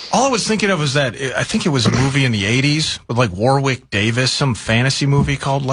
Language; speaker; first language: English; native; English